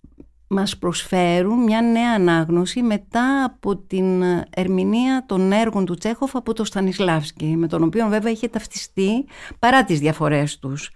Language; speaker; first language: Greek; native; Greek